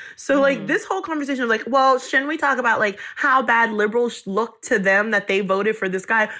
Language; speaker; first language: English; native; English